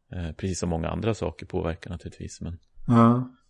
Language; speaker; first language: Swedish; native; Swedish